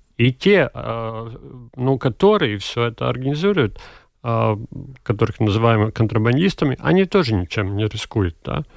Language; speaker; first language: Russian; non-native, local second language; Latvian